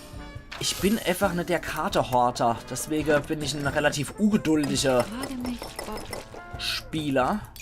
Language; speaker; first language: German; native; German